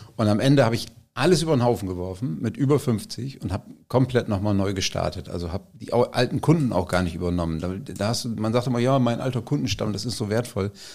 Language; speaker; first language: German; native; German